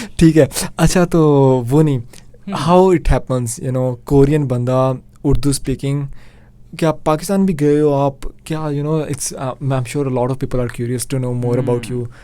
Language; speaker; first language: Urdu; native; Urdu